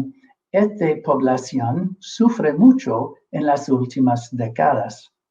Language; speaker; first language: Spanish; non-native, fluent; English